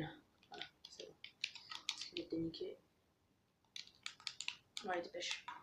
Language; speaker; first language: French; native; French